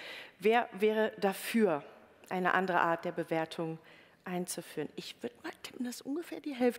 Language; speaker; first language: German; native; German